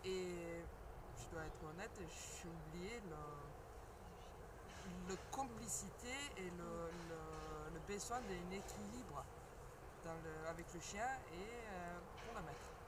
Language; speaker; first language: French; non-native, fluent; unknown